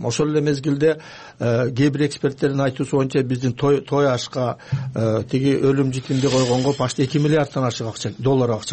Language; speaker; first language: Kyrgyz; native; Kyrgyz